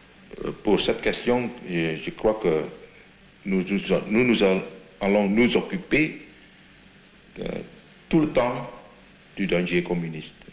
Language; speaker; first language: French; non-native, fluent; Indonesian